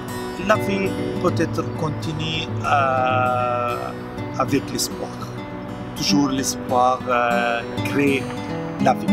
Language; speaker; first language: French; non-native, fluent; Arabic